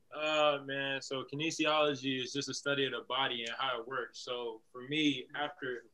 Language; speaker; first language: English; native; English